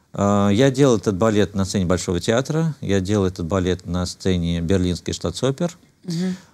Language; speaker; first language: Russian; native; Russian